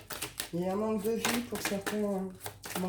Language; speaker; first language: French; native; French